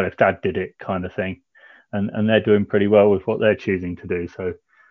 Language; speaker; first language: English; native; English